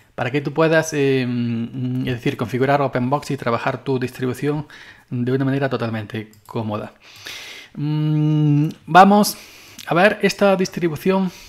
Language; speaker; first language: Spanish; native; Spanish